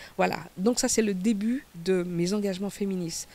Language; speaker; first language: French; native; French